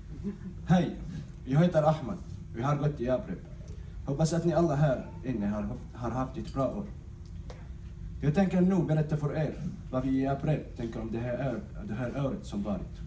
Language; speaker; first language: Swedish; non-native, learner; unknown